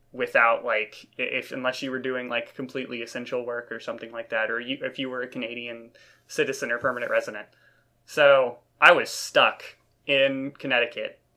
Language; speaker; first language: English; native; English